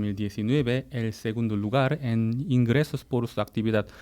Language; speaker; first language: Spanish; non-native, fluent; Korean